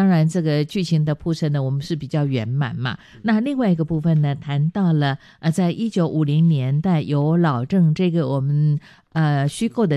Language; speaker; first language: Chinese; non-native, local second language; Min Nan Chinese